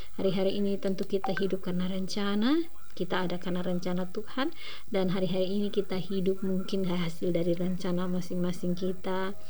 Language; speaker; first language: Indonesian; native; Indonesian